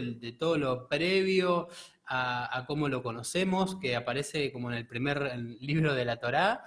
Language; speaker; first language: Spanish; native; Spanish